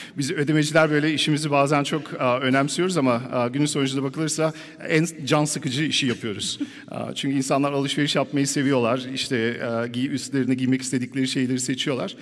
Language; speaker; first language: Turkish; early bilingual, heritage; Turkish